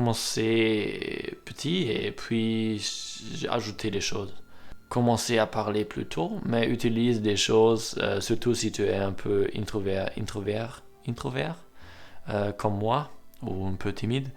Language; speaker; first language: French; non-native, learner; German